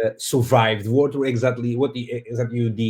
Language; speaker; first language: English; non-native, fluent; Portuguese